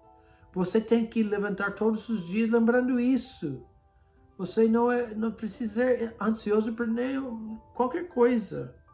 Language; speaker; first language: Portuguese; non-native, fluent; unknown